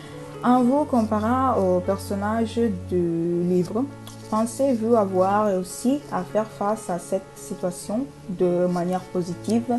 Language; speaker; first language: French; non-native, learner; Italian